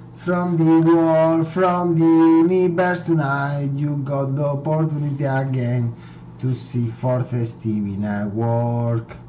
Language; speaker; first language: English; non-native, learner; Spanish